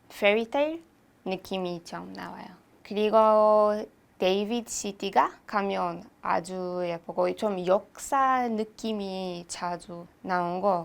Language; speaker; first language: Korean; non-native, learner; Hebrew